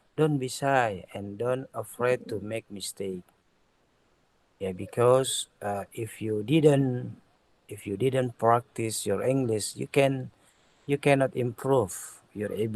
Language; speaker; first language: English; non-native, learner; Indonesian